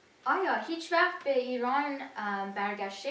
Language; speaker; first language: Persian; early bilingual, heritage; English